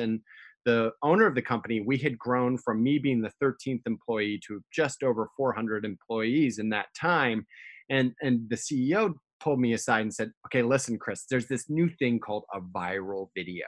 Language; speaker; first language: English; native; English